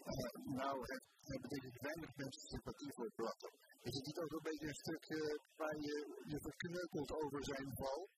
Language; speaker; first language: Dutch; native; Dutch